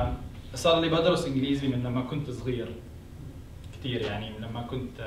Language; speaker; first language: Arabic; native; Arabic